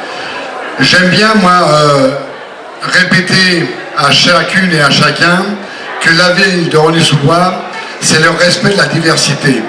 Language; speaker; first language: French; native; French